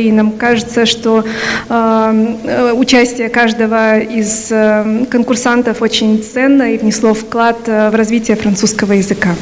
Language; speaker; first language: Russian; native; Russian